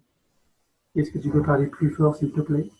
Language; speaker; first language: French; native; French